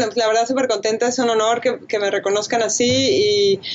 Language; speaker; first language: Spanish; native; Spanish